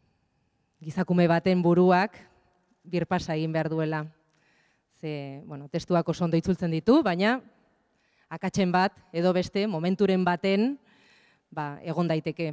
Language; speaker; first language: Basque; native; Basque